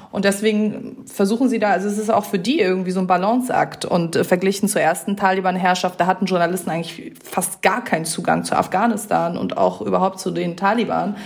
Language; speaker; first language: German; early bilingual, other home language; Persian